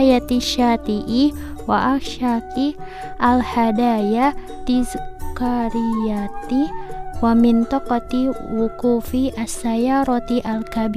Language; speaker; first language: Arabic; non-native, fluent; Indonesian